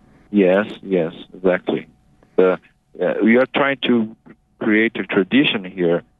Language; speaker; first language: English; non-native, fluent; Portuguese